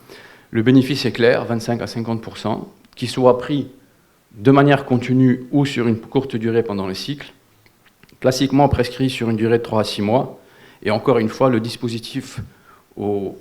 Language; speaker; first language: French; non-native, local second language; Wolof